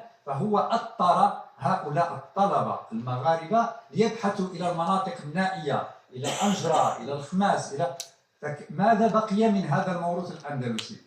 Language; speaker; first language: Arabic; native; Arabic